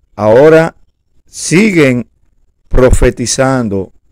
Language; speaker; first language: Spanish; native; Spanish